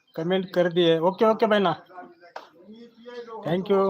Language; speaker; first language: Hindi; non-native, local second language; Marathi